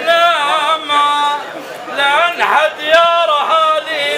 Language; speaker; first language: Arabic; native; Arabic